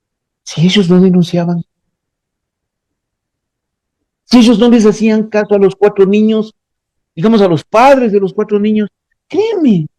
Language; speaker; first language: Spanish; native; Spanish